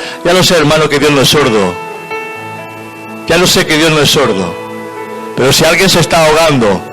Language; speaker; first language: Spanish; native; Spanish